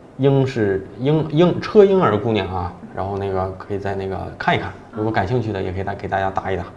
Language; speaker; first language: Chinese; native; Chinese